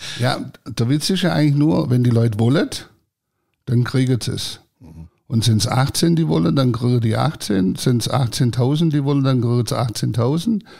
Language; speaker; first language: German; early bilingual, other home language; Croatian